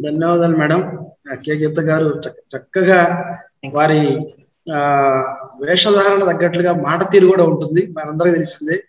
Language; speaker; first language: Telugu; native; Telugu